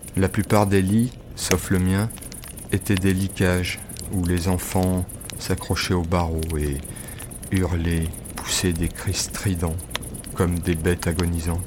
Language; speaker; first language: French; native; French